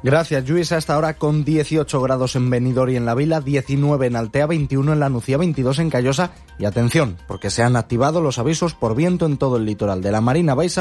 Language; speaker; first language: Spanish; native; Spanish